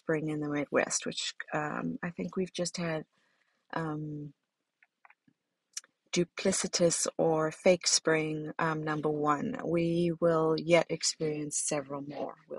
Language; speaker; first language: English; native; English